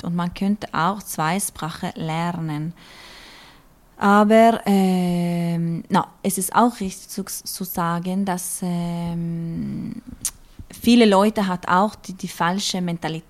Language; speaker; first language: German; non-native, learner; Norwegian